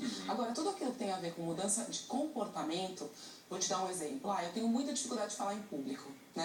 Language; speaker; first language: Portuguese; native; Portuguese